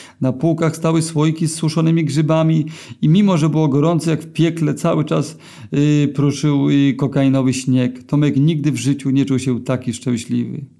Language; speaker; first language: Polish; native; Polish